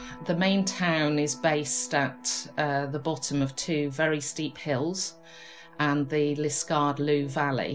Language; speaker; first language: English; native; English